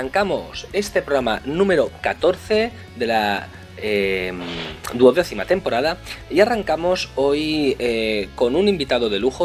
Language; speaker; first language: Spanish; native; Spanish